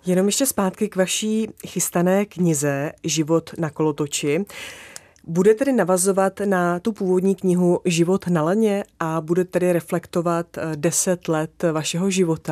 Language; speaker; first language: Czech; native; Czech